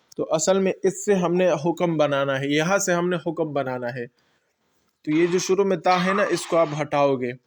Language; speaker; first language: Urdu; non-native, local second language; Pashto